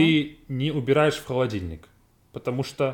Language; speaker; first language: Russian; non-native, learner; English